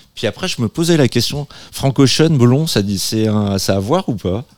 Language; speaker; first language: French; native; French